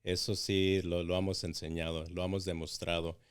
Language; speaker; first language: Spanish; early bilingual, heritage; Spanish